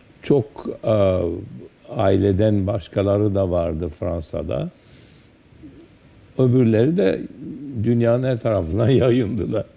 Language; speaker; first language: Turkish; early bilingual, heritage; Turkish